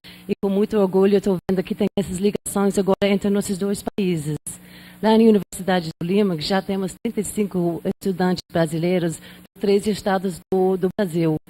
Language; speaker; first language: Portuguese; non-native, fluent; English